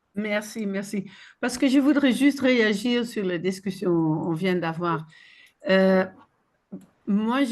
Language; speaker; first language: French; non-native, fluent; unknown